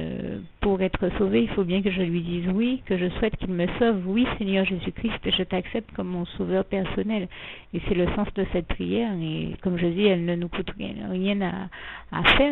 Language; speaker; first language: French; native; French